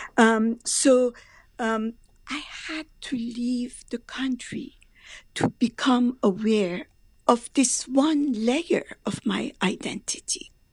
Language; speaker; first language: English; non-native, fluent; Persian